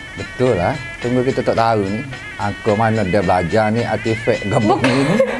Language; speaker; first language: Malay; native; Malay